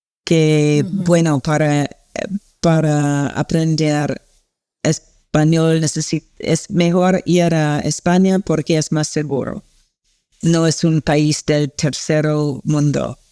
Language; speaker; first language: Spanish; non-native, learner; English